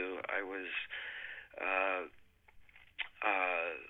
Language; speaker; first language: English; native; English